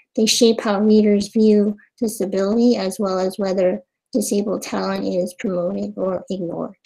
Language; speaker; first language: English; native; English